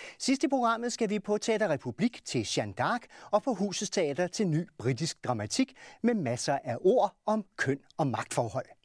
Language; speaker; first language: Danish; native; Danish